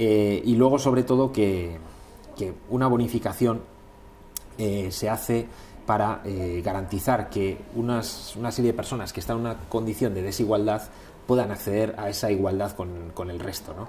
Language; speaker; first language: Spanish; native; Spanish